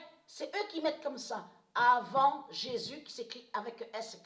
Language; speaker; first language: French; native; French